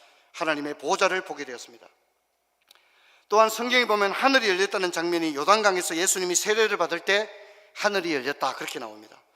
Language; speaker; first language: Korean; native; Korean